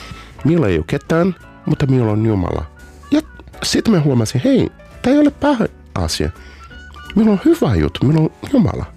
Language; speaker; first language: Finnish; non-native, fluent; Portuguese